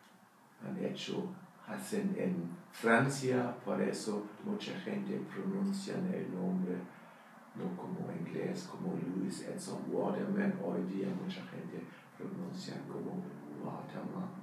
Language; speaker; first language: Spanish; non-native, learner; German